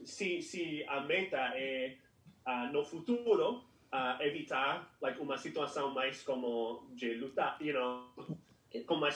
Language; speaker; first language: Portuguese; non-native, fluent; English